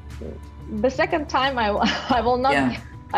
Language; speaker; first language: English; non-native, learner; Russian